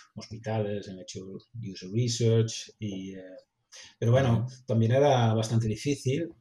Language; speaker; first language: Spanish; non-native, fluent; Dutch